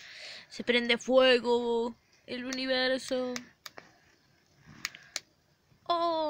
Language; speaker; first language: Spanish; native; Spanish